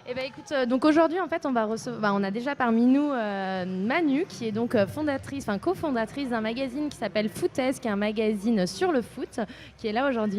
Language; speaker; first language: French; native; French